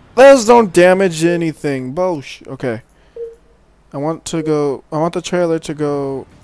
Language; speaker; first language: English; native; English